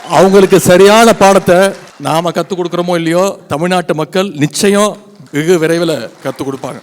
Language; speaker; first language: Tamil; native; Tamil